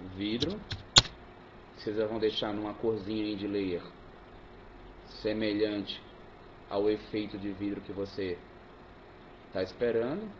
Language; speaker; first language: Portuguese; native; Portuguese